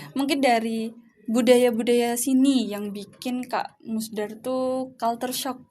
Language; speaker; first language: Indonesian; native; Indonesian